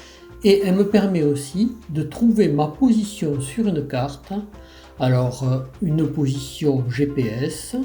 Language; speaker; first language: French; native; French